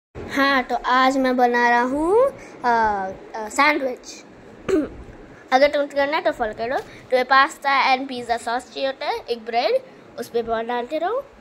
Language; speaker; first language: Hindi; native; Hindi